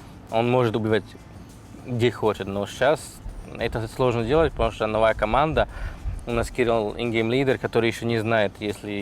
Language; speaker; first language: Russian; non-native, fluent; Slovak